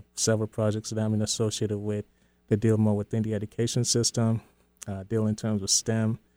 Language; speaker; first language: English; early bilingual, other home language; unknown